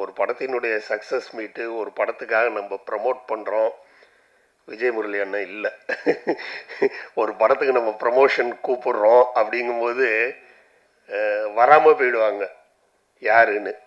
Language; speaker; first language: Tamil; native; Tamil